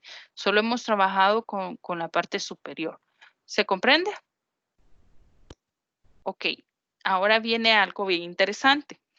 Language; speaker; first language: Spanish; native; Spanish